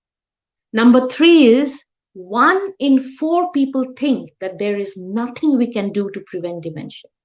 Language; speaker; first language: English; non-native, local second language; Bangla